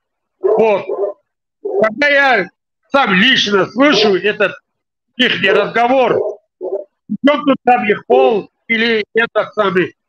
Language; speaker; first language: Russian; non-native, local second language; Tajik